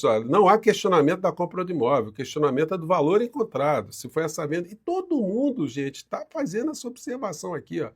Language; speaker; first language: Portuguese; native; Portuguese